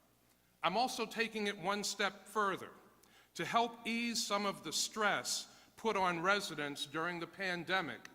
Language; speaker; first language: English; native; English